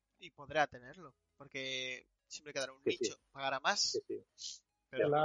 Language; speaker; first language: Spanish; native; Spanish